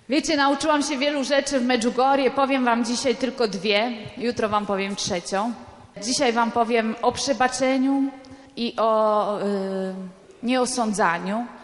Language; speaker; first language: Polish; non-native, fluent; Italian